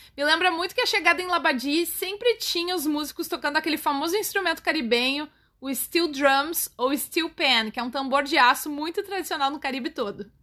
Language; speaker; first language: Portuguese; native; Portuguese